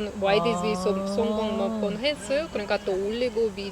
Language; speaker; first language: Korean; non-native, learner; Russian